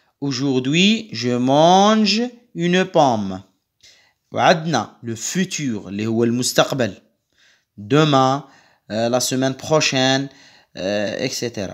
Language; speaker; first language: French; non-native, local second language; Arabic